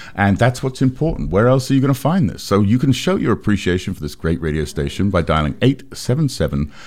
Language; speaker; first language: English; native; English